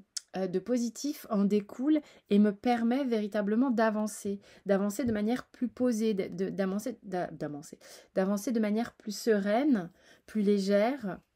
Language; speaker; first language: French; native; French